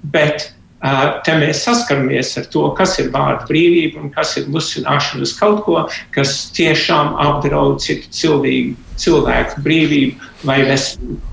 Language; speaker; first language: Latvian; early bilingual, heritage; Latvian